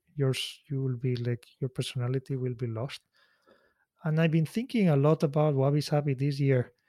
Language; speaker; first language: English; non-native, fluent; Spanish